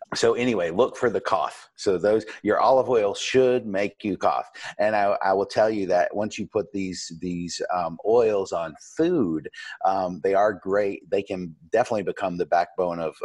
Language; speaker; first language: English; native; English